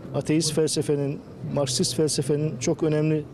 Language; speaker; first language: Turkish; native; Turkish